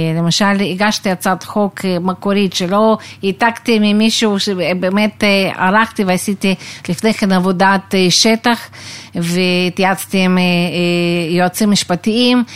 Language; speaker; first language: Hebrew; non-native, fluent; Russian